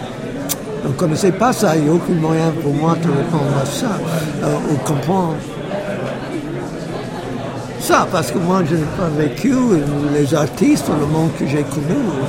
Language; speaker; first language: French; non-native, fluent; English